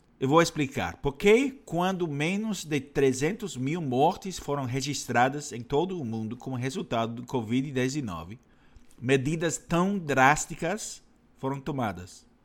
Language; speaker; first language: Portuguese; non-native, fluent; English